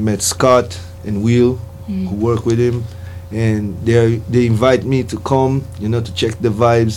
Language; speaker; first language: English; non-native, fluent; Portuguese